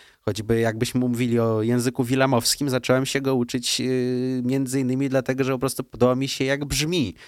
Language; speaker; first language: Polish; early bilingual, heritage; Russian